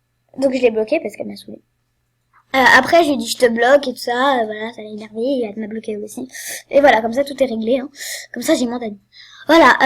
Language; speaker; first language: French; native; French